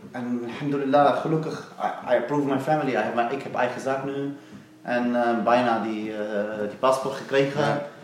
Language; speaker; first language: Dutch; non-native, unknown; Arabic